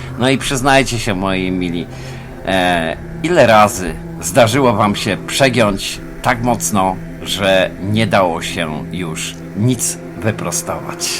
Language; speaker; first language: Polish; native; Polish